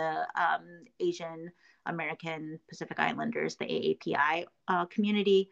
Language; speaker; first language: English; early bilingual, other home language; Korean